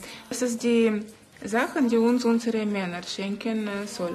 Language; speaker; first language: German; non-native, fluent; Russian